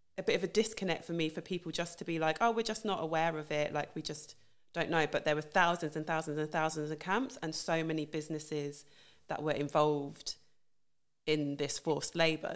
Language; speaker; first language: English; native; English